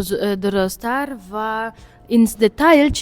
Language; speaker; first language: Persian; early bilingual, heritage; Persian